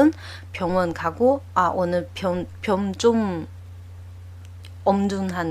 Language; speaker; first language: Korean; non-native, learner; Chinese